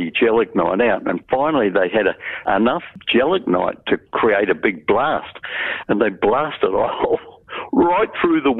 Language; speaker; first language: English; native; English